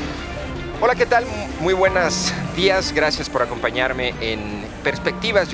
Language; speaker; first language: Spanish; native; Spanish